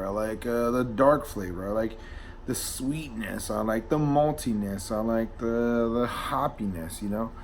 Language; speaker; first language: English; native; English